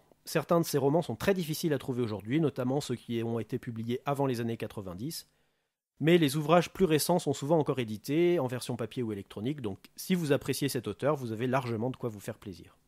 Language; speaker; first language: French; native; French